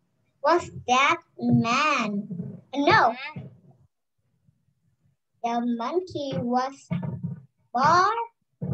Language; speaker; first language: English; non-native, learner; Vietnamese